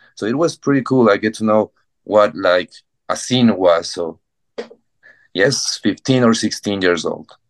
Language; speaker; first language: English; non-native, fluent; Spanish